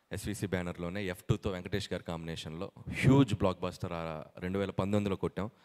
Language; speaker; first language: Telugu; native; Telugu